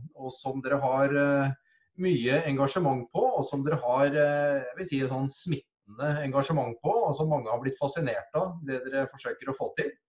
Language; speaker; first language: Norwegian; native; Norwegian